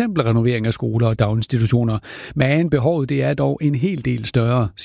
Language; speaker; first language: Danish; native; Danish